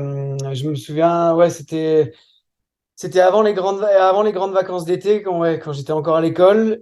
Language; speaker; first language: French; native; French